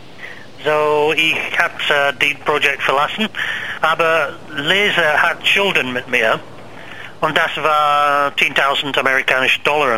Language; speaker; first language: German; non-native, learner; English